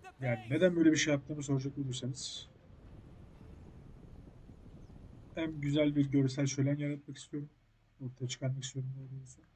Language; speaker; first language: Turkish; native; Turkish